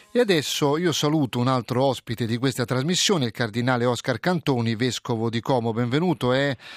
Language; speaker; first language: Italian; native; Italian